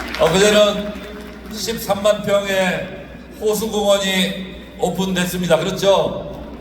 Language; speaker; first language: Korean; native; Korean